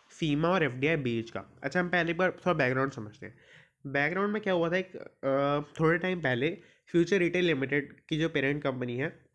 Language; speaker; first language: Hindi; native; Hindi